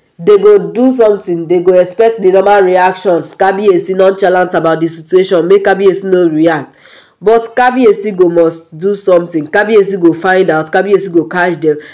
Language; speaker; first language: Nigerian Pidgin; non-native, local second language; Yoruba